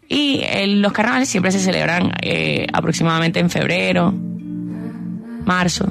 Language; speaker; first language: Spanish; native; Spanish